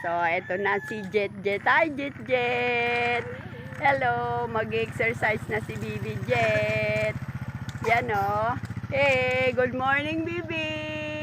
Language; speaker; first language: Filipino; non-native, local second language; Cebuano